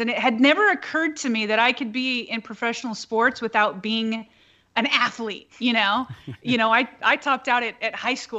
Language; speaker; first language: English; native; English